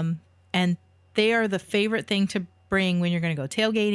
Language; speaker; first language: English; native; English